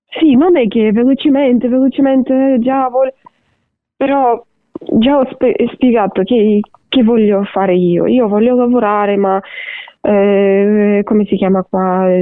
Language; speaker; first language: Italian; non-native, learner; Ukrainian